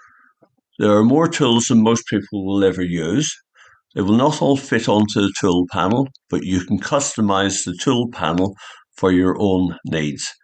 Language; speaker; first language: English; native; English